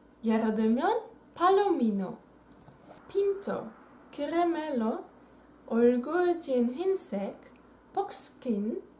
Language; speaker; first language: Korean; non-native, fluent; Dutch